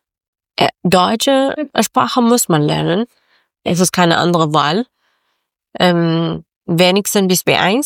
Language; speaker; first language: German; non-native, learner; Persian